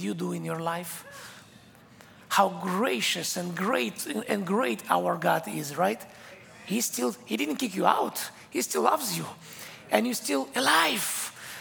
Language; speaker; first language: English; non-native, fluent; Hebrew